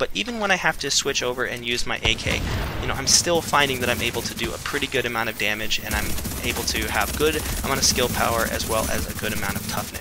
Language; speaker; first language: English; native; English